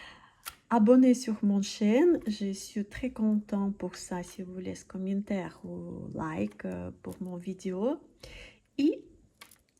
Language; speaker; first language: French; non-native, learner; Russian